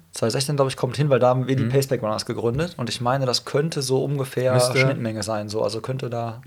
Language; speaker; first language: German; native; German